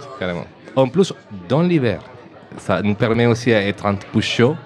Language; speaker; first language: French; non-native, learner; Spanish